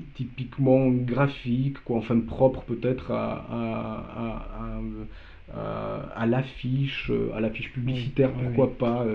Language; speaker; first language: French; non-native, fluent; Polish